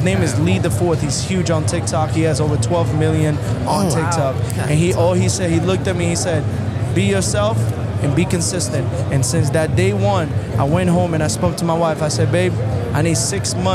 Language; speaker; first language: English; early bilingual, other home language; Spanish